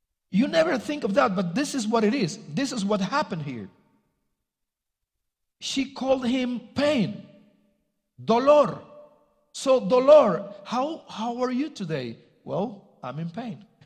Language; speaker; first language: English; non-native, fluent; Spanish